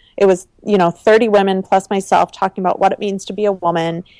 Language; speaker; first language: English; native; English